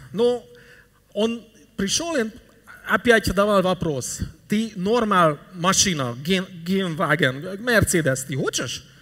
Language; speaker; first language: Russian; non-native, learner; Hungarian